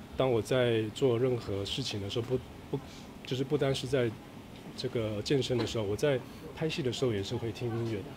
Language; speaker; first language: Chinese; early bilingual, heritage; Chinese